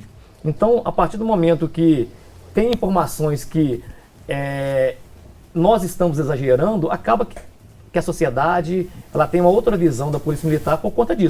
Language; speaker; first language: Portuguese; native; Portuguese